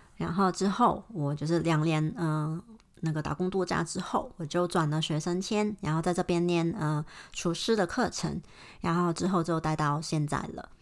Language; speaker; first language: Chinese; non-native, fluent; Cantonese